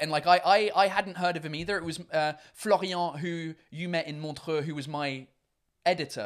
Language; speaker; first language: English; native; English